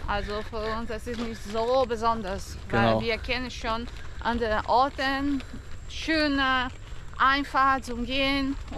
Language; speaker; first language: German; non-native, learner; Portuguese